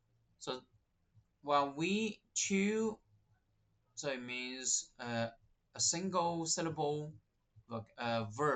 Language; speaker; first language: English; non-native, fluent; Chinese